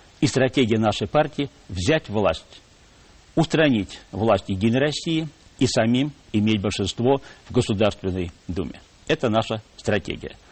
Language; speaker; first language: Russian; native; Russian